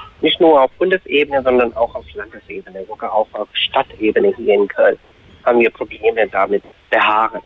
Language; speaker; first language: German; non-native, fluent; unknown